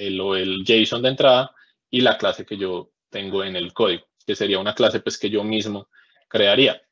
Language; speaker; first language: Spanish; native; Spanish